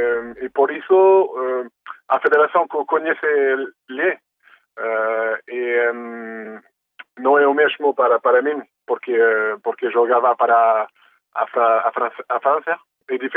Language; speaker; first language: Portuguese; early bilingual, heritage; French